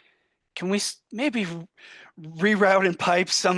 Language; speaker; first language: English; native; English